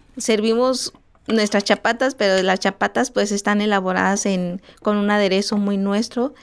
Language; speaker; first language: Spanish; non-native, local second language; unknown